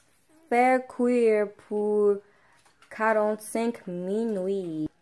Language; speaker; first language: French; non-native, learner; English